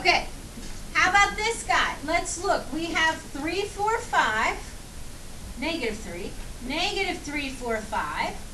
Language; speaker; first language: English; native; English